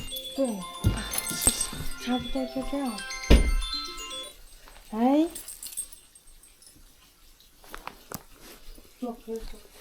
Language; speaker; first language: Chinese; non-native, local second language; Tuvinian